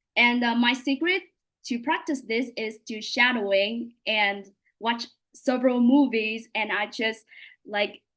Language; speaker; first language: English; non-native, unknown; Vietnamese